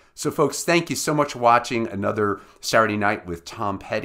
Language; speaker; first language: English; native; English